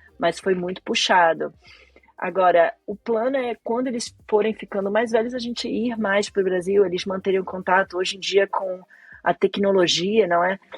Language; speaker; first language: Portuguese; early bilingual, other home language; Spanish